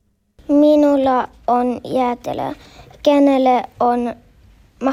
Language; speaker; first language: Finnish; early bilingual, heritage; Finnish